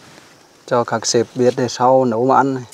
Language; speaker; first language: Vietnamese; native; Vietnamese